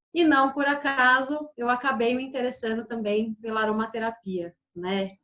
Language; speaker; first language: Portuguese; native; Portuguese